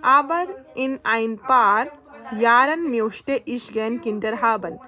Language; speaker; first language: German; non-native, learner; Hindi